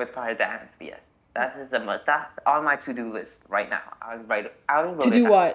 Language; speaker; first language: English; non-native, local second language; Cantonese